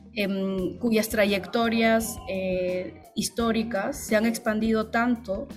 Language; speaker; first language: Spanish; native; Spanish